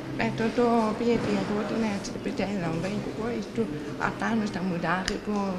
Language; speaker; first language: Croatian; early bilingual, other home language; German